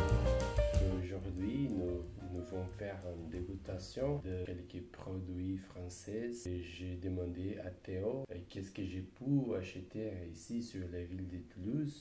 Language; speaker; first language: French; non-native, learner; Portuguese